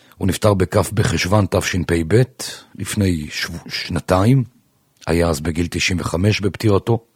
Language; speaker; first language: Hebrew; native; Hebrew